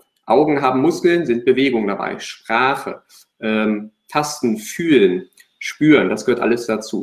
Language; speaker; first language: German; native; German